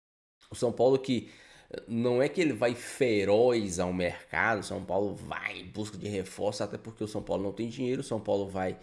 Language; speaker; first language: Portuguese; native; Portuguese